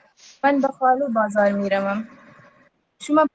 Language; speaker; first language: Persian; non-native, learner; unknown